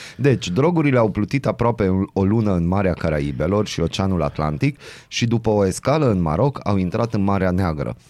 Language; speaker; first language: Romanian; native; Romanian